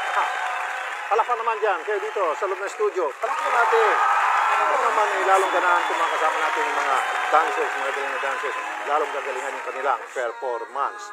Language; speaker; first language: Filipino; native; Filipino